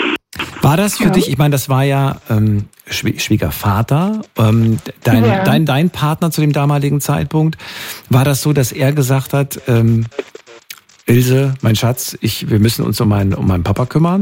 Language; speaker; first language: German; native; German